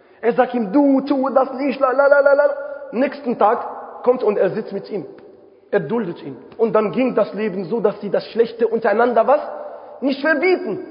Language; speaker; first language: German; non-native, fluent; Arabic